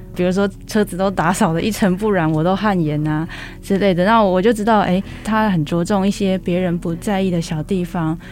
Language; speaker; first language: Chinese; native; Chinese